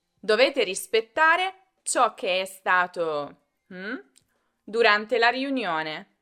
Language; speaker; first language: Italian; native; Italian